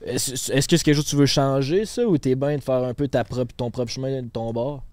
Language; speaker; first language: French; native; French